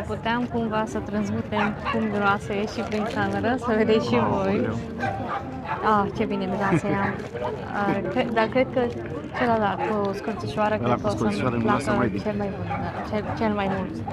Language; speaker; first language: Romanian; non-native, fluent; Bulgarian